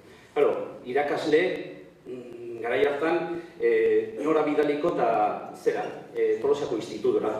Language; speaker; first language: Basque; native; Basque